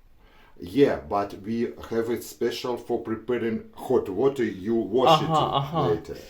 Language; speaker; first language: English; non-native, learner; Russian